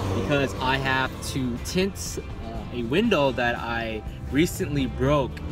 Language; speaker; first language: English; native; English